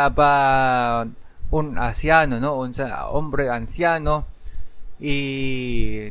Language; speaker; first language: Spanish; non-native, learner; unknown